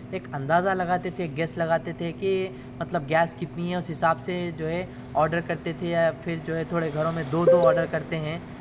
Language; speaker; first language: Hindi; non-native, local second language; Urdu